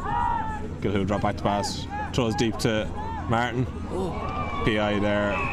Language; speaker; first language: English; native; English